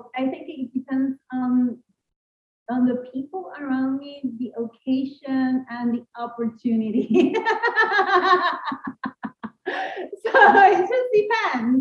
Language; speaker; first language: English; non-native, fluent; Spanish